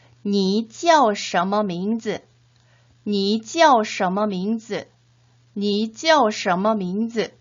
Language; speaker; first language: Chinese; non-native, fluent; Korean